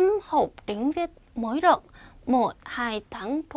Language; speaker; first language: Vietnamese; non-native, fluent; Korean